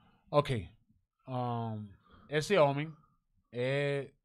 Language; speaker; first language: Portuguese; non-native, learner; Spanish